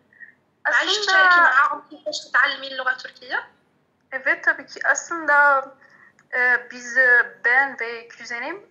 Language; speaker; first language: Turkish; non-native, learner; Arabic